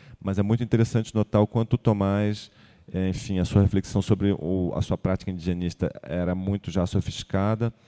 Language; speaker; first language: Portuguese; native; Portuguese